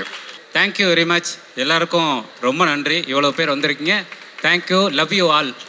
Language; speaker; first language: Tamil; native; Tamil